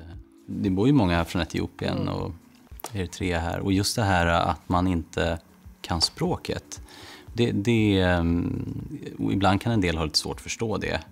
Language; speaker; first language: Swedish; native; Swedish